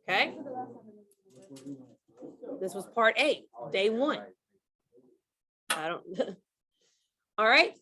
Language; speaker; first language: English; native; English